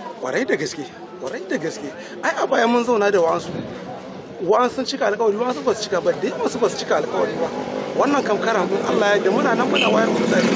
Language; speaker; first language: Hausa; native; Hausa